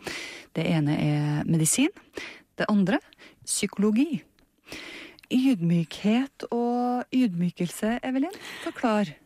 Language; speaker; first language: Norwegian; native; Norwegian